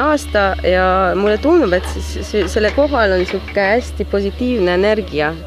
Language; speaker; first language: Estonian; non-native, fluent; Hungarian